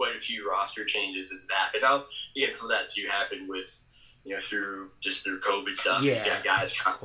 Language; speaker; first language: English; native; English